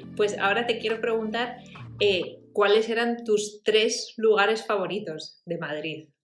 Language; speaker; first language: Spanish; native; Spanish